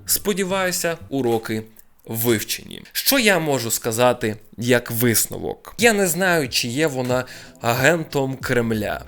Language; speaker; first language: Ukrainian; non-native, local second language; Russian